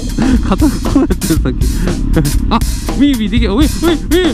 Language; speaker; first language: Japanese; native; Japanese